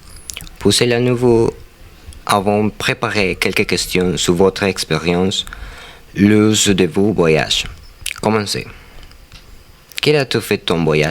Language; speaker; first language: French; non-native, learner; Spanish